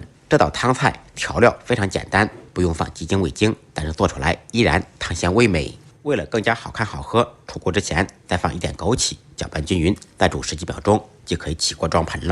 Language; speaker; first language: Chinese; native; Chinese